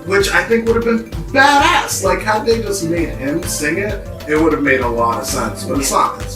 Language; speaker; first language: English; native; English